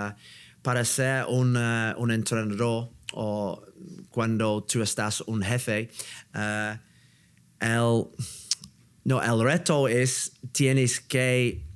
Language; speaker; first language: Spanish; non-native, learner; English